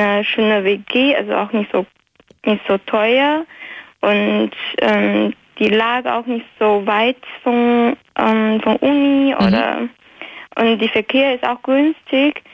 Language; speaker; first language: German; non-native, fluent; Chinese